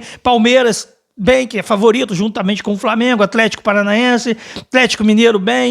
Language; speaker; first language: Portuguese; native; Portuguese